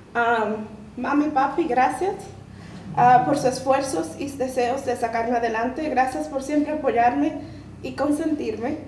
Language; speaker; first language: Spanish; early bilingual, heritage; Spanish